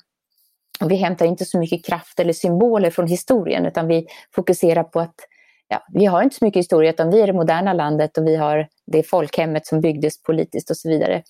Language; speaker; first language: Swedish; native; Swedish